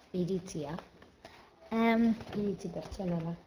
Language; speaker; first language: Basque; non-native, learner; Spanish